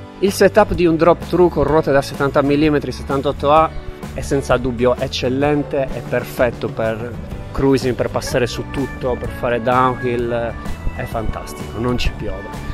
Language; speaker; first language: Italian; native; Italian